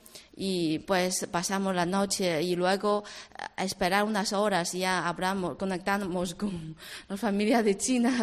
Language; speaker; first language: Spanish; non-native, fluent; Chinese